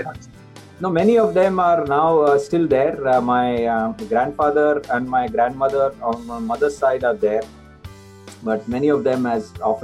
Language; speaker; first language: English; non-native, local second language; Marathi